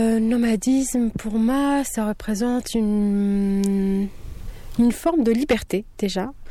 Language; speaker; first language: French; non-native, local second language; Kabyle